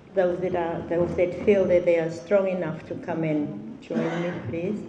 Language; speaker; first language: English; non-native, local second language; Afrikaans